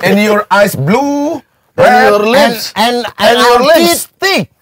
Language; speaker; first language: English; non-native, learner; Indonesian